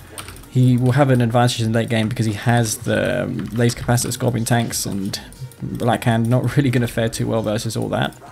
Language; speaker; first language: English; native; English